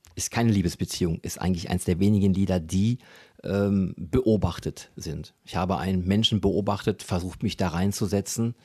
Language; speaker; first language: German; native; German